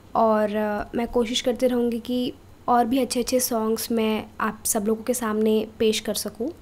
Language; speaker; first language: Hindi; non-native, local second language; Marathi